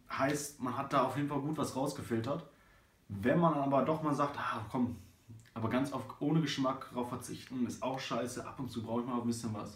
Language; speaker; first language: German; native; German